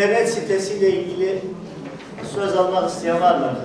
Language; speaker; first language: Turkish; native; Turkish